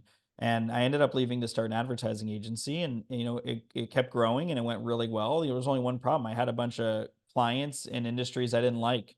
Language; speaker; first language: English; native; English